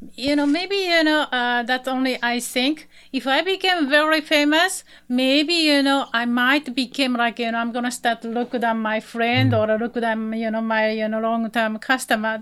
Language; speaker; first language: English; non-native, fluent; Japanese